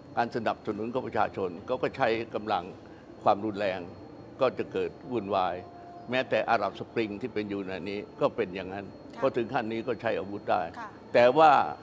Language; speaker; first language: Thai; native; Thai